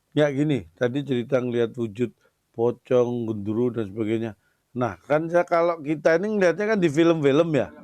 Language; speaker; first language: Indonesian; native; Indonesian